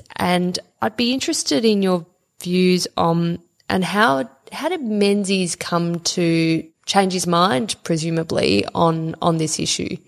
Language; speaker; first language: English; native; English